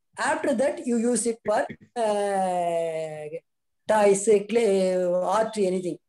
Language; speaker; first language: English; non-native, learner; Tamil